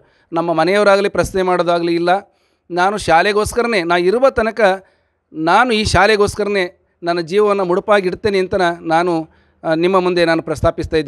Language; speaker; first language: Kannada; native; Kannada